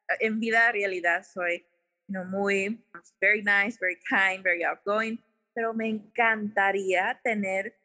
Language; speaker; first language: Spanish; early bilingual, heritage; Spanish